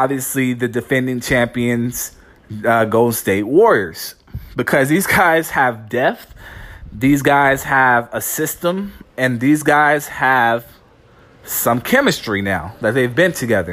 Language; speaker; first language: English; native; English